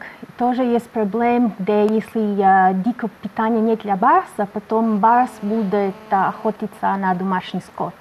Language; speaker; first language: Russian; non-native, learner; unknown